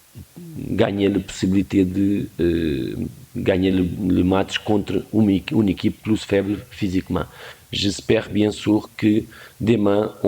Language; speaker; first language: French; non-native, fluent; Portuguese